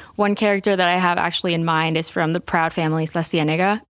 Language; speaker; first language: English; non-native, fluent; Spanish